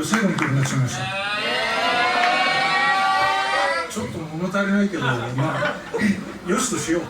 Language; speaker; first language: Japanese; native; Japanese